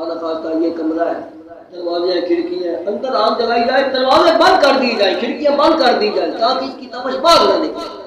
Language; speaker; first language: Urdu; non-native, local second language; Punjabi